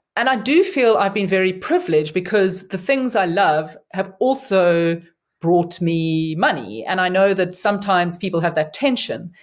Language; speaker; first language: English; native; English